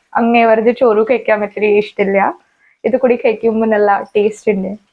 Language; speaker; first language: Malayalam; non-native, local second language; Hindi